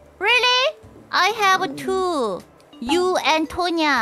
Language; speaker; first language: English; non-native, learner; Korean